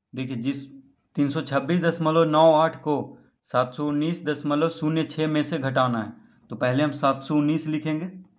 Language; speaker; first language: Hindi; native; Hindi